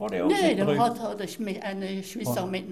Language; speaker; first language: German; native; German